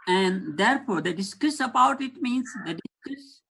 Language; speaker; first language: English; non-native, local second language; Nepali